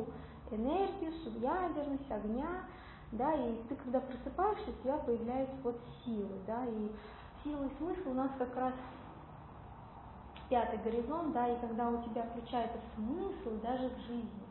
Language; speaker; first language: Russian; native; Russian